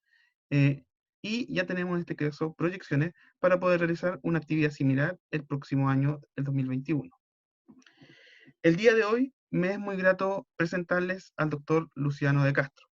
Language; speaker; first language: Spanish; native; Spanish